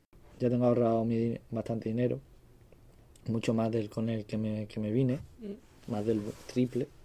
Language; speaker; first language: Spanish; native; Spanish